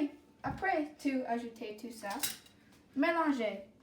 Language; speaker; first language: French; non-native, learner; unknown